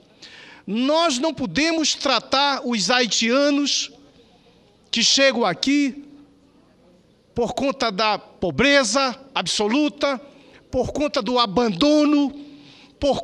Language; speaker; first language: Portuguese; native; Portuguese